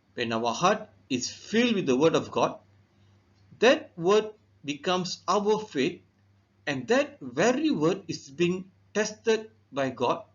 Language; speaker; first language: English; non-native, local second language; Tamil